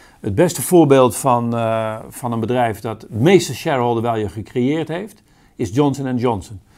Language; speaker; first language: Dutch; native; Dutch